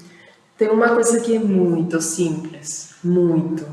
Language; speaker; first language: Portuguese; non-native, fluent; Spanish